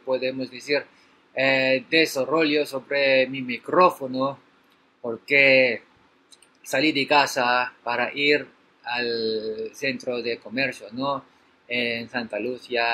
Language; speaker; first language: Spanish; non-native, learner; Filipino